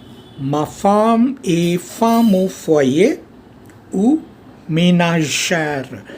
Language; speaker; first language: French; non-native, learner; Hindi